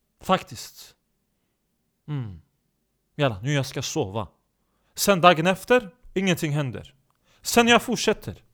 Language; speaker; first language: Swedish; early bilingual, other home language; Turkish